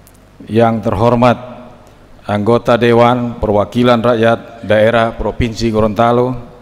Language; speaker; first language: Indonesian; native; Indonesian